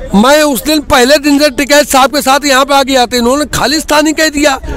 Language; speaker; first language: Hindi; native; Hindi